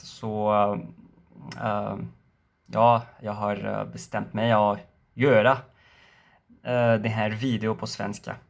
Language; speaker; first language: Swedish; non-native, learner; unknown